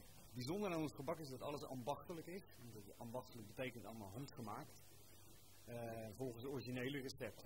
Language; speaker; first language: Dutch; native; Dutch